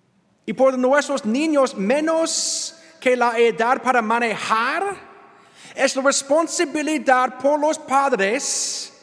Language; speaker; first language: Spanish; non-native, learner; English